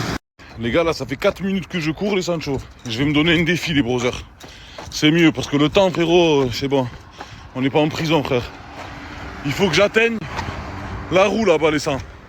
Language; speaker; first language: French; native; French